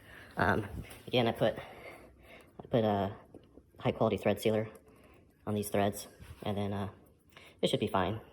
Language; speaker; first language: English; native; English